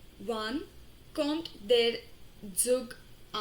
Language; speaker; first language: German; non-native, fluent; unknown